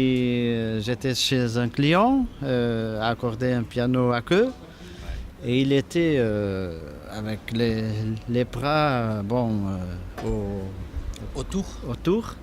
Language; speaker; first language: French; non-native, fluent; Portuguese